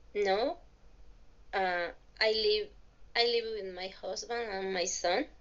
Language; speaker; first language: English; non-native, learner; Spanish